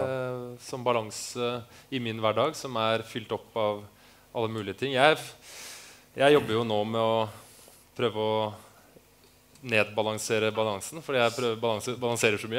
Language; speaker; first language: Norwegian; native; Norwegian